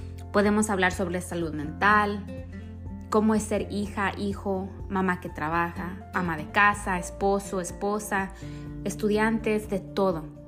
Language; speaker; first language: Spanish; early bilingual, heritage; Spanish